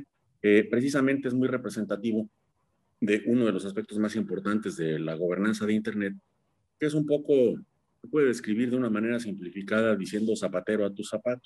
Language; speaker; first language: Spanish; native; Spanish